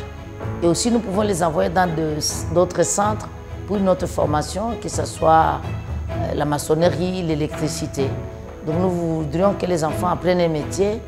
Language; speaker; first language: French; non-native, local second language; Swahili